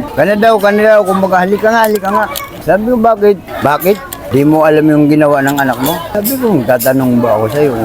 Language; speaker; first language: Filipino; non-native, local second language; Waray